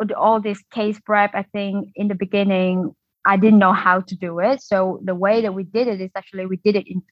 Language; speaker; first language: English; non-native, fluent; Vietnamese